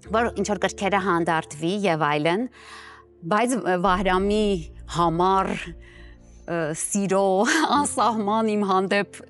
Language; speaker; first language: Armenian; native; Armenian